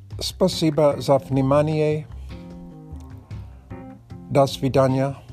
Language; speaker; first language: Russian; non-native, learner; English